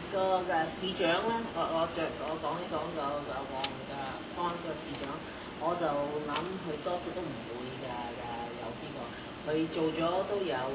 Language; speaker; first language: Cantonese; early bilingual, heritage; Cantonese